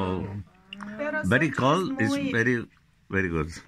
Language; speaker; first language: English; non-native, learner; Spanish